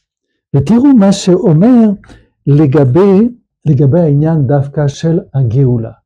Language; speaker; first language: Hebrew; non-native, fluent; French